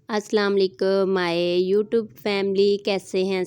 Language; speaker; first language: Urdu; non-native, local second language; Punjabi